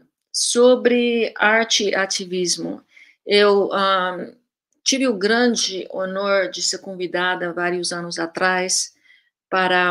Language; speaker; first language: Portuguese; early bilingual, heritage; Portuguese